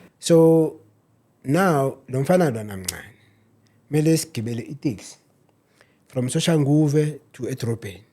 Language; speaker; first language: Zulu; native; Zulu